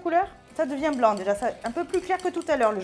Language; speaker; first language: French; native; French